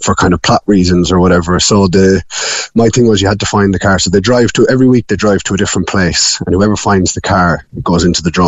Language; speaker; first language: English; native; English